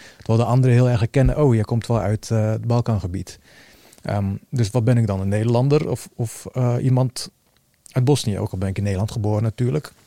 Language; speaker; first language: Dutch; early bilingual, other home language; Bosnian